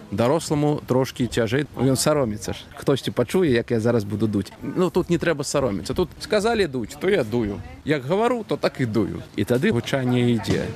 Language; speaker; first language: Belarusian; native; Belarusian